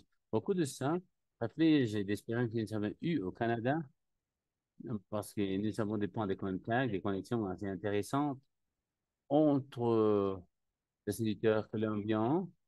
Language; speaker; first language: French; non-native, learner; Spanish